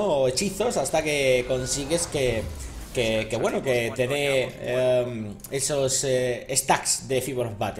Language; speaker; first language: Spanish; native; Spanish